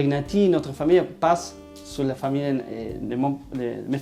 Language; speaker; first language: French; non-native, learner; Spanish